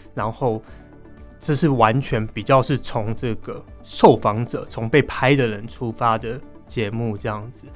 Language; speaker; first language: Chinese; native; Chinese